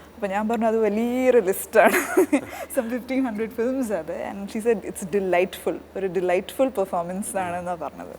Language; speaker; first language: Malayalam; early bilingual, heritage; Malayalam